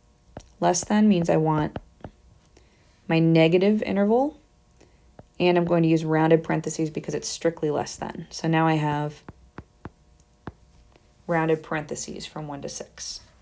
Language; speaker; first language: English; native; English